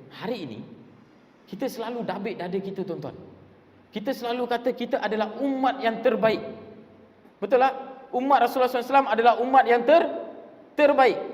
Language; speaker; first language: Malay; non-native, local second language; Tamil